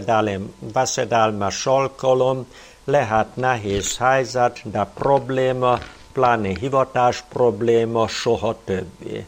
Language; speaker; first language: Hungarian; native; Hungarian